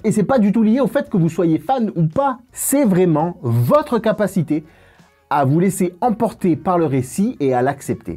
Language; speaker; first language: French; native; French